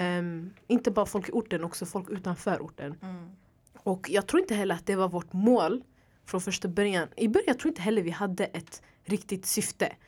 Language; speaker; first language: Swedish; early bilingual, other home language; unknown